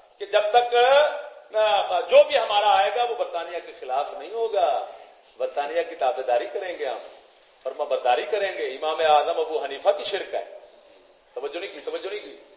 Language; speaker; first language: Urdu; non-native, local second language; Punjabi